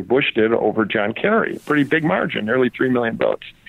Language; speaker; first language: English; native; English